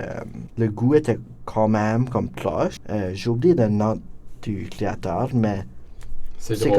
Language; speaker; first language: French; non-native, local second language; English